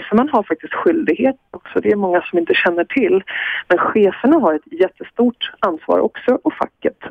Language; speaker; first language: Swedish; native; Swedish